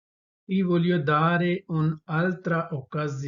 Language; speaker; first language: Italian; non-native, fluent; Urdu